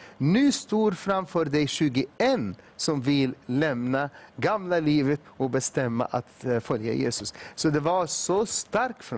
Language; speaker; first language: Swedish; non-native, fluent; Arabic